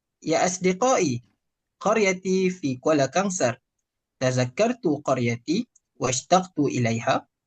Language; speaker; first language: Arabic; non-native, learner; Malay